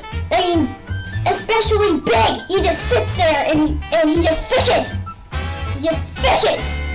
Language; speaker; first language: English; native; English